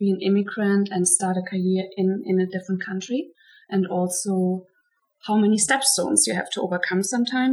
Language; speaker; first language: English; non-native, fluent; German